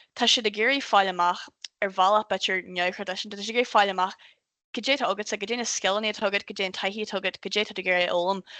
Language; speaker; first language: Irish; native; Irish